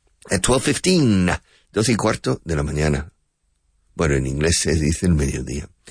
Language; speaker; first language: Spanish; non-native, fluent; English